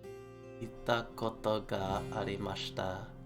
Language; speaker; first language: Japanese; non-native, learner; English